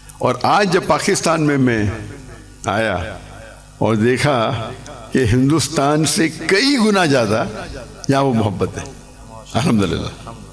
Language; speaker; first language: Urdu; non-native, local second language; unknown